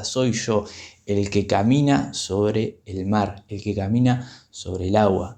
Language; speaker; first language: Spanish; native; Spanish